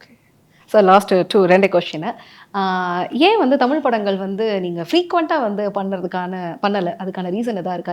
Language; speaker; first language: Tamil; native; Tamil